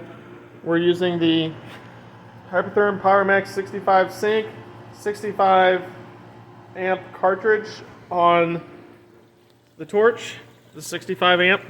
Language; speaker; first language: English; native; English